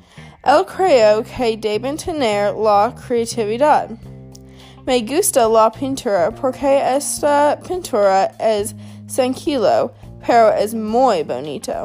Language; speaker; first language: Spanish; non-native, learner; English